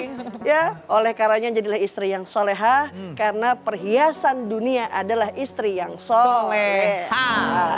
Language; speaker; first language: Indonesian; native; Indonesian